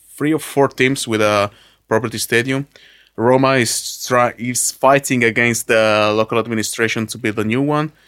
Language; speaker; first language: English; non-native, fluent; Italian